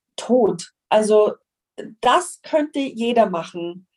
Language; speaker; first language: German; non-native, fluent; English